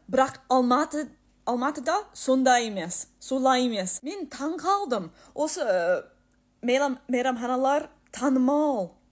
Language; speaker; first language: Kazakh; non-native, learner; English